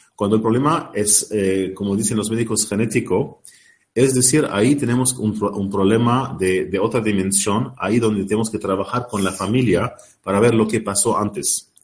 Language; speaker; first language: Spanish; non-native, learner; Arabic